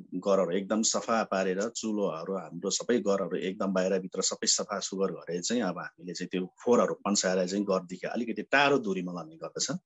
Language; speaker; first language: Nepali; non-native, local second language; Sherpa